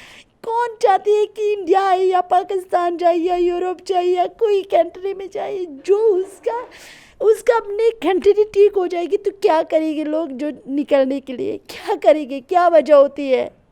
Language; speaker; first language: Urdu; non-native, learner; Persian